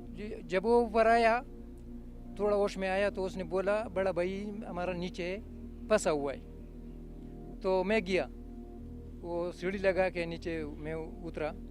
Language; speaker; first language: Hindi; non-native, local second language; Pashto